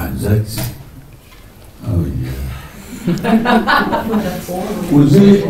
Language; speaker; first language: German; non-native, fluent; Greek